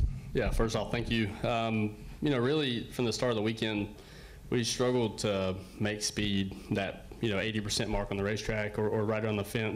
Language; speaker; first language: English; native; English